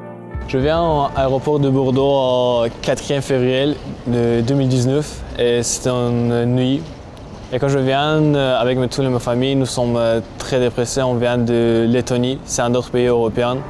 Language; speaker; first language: French; non-native, learner; Tajik